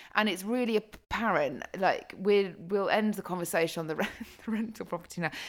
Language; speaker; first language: English; native; English